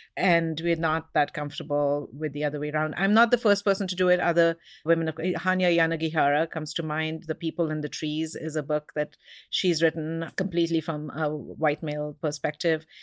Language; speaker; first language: English; non-native, local second language; Hindi